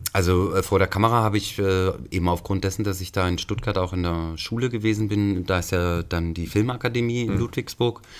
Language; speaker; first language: German; native; German